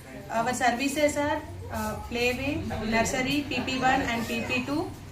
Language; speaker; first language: English; non-native, local second language; Telugu